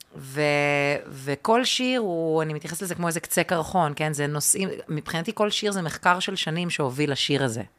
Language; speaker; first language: Hebrew; early bilingual, other home language; Russian